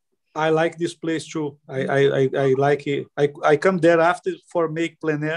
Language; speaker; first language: English; non-native, learner; Portuguese